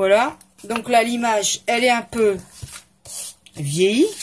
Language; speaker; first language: French; native; French